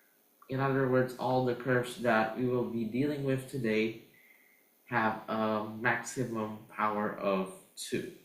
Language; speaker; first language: English; non-native, fluent; Indonesian